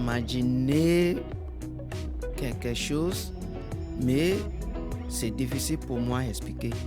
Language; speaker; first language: French; non-native, learner; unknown